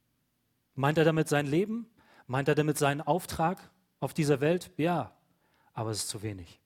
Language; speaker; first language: German; native; German